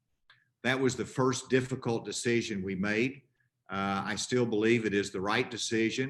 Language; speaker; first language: English; native; English